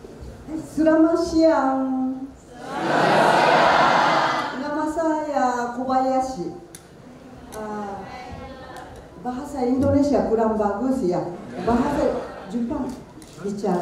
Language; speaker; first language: Indonesian; non-native, learner; Japanese